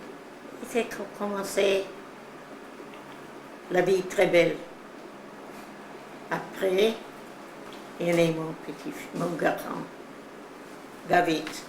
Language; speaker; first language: French; non-native, learner; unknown